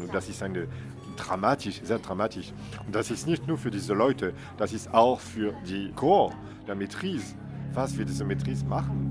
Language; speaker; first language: German; non-native, fluent; French